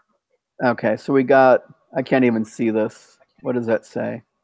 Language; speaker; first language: English; native; English